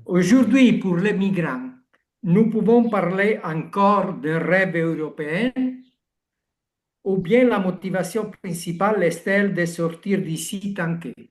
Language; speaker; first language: French; non-native, learner; Italian